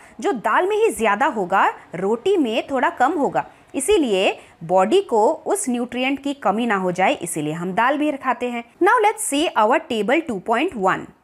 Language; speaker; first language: Hindi; non-native, local second language; Bangla